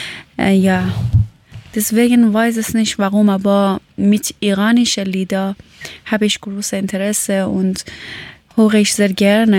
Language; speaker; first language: German; non-native, learner; Persian